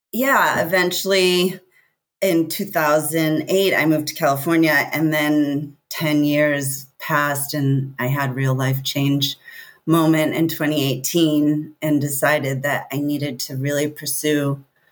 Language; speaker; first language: English; native; English